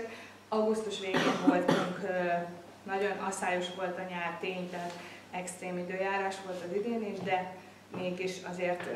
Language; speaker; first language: Hungarian; native; Hungarian